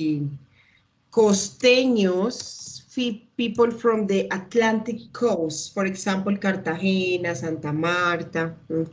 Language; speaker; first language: English; non-native, learner; Spanish